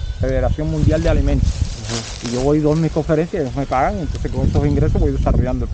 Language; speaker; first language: Spanish; native; Spanish